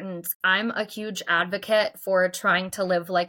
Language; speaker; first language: English; native; English